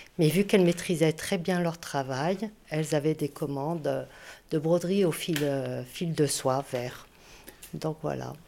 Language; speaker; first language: French; native; French